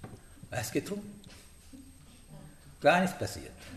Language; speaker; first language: German; non-native, learner; Sinhala